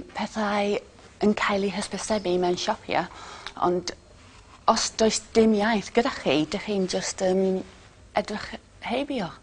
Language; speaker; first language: Welsh; non-native, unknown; English